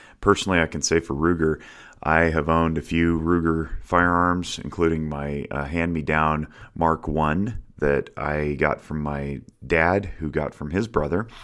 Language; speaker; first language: English; native; English